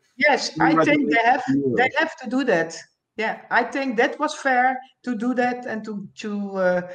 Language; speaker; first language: English; non-native, learner; Dutch